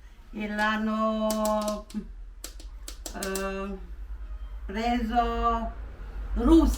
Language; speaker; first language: Italian; non-native, learner; Romanian